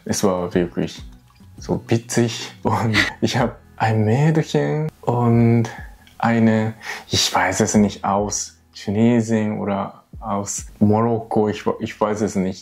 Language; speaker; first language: German; non-native, learner; Japanese